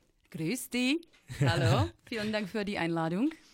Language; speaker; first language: German; non-native, fluent; Czech